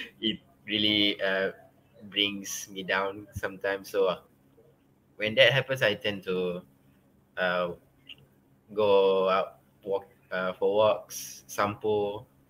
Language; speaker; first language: English; non-native, local second language; Malay